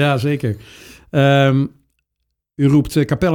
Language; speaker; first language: Dutch; native; Dutch